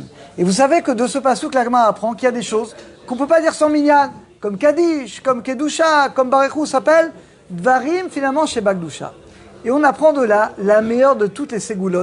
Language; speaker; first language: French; native; French